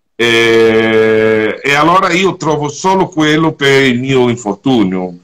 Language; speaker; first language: Italian; non-native, fluent; Portuguese